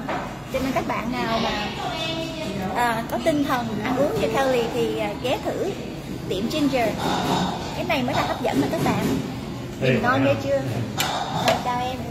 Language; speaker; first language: Vietnamese; early bilingual, heritage; Vietnamese